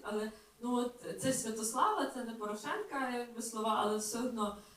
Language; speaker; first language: Ukrainian; native; Ukrainian